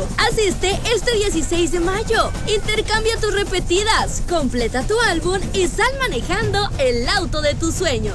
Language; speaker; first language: Spanish; native; Spanish